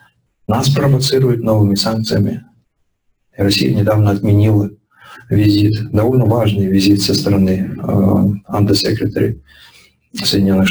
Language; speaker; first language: Russian; native; Russian